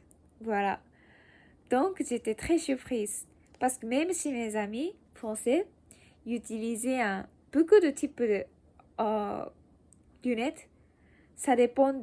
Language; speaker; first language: French; non-native, learner; Japanese